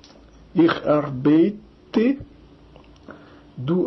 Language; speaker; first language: German; non-native, fluent; Portuguese